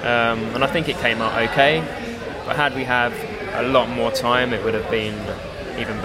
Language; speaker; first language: English; native; English